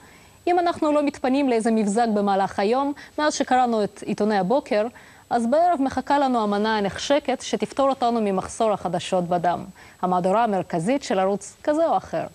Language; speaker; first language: Hebrew; non-native, local second language; Russian